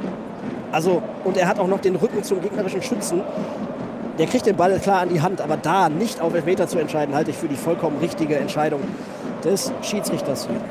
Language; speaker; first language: German; native; German